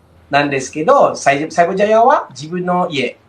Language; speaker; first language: Japanese; non-native, fluent; Malay